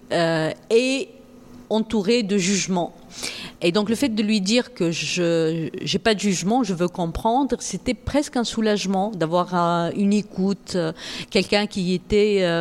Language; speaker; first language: French; non-native, local second language; Arabic